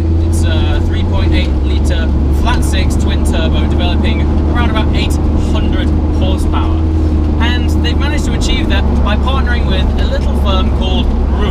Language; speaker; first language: English; native; English